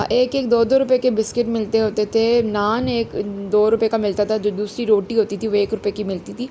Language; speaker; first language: Urdu; native; Urdu